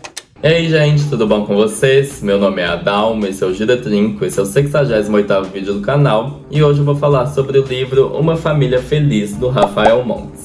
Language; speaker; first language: Portuguese; native; Portuguese